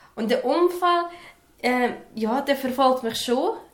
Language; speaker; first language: German; early bilingual, other home language; Serbian